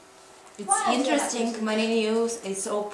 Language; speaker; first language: English; non-native, learner; Russian